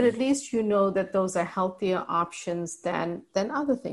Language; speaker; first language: English; native; English